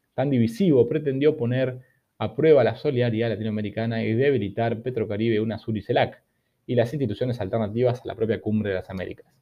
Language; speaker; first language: Spanish; native; Spanish